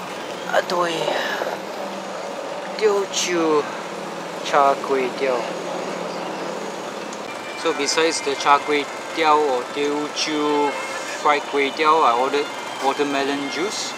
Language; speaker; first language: English; non-native, local second language; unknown